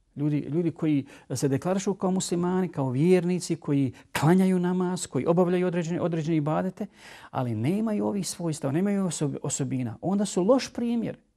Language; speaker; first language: Bosnian; native; Bosnian